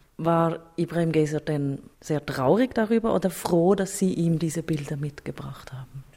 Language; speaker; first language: German; native; German